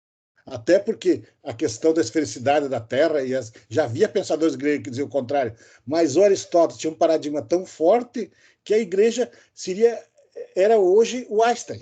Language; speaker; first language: Portuguese; native; Portuguese